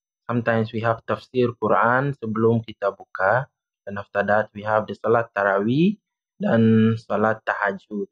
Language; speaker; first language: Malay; non-native, learner; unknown